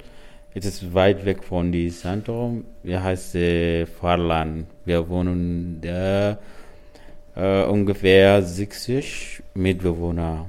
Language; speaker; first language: German; non-native, learner; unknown